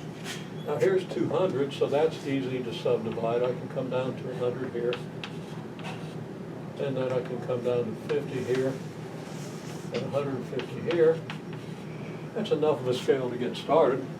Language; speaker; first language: English; native; English